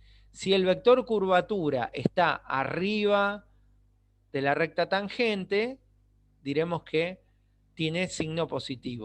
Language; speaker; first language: Spanish; native; Spanish